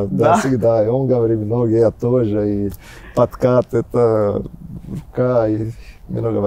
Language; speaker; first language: Russian; non-native, learner; Portuguese